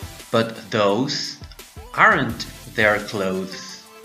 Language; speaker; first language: English; non-native, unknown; Spanish